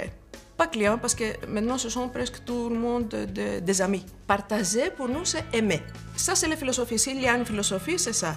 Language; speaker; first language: French; non-native, learner; Greek